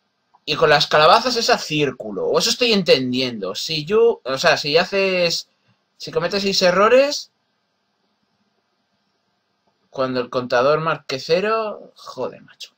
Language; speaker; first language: Spanish; native; Spanish